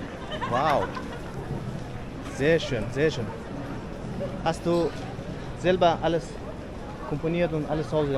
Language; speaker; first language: German; non-native, fluent; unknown